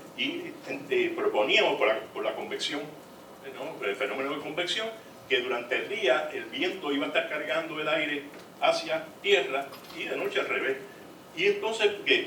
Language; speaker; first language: Spanish; native; Spanish